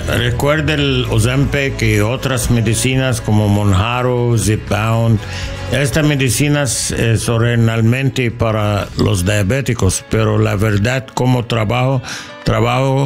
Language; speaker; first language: Spanish; non-native, learner; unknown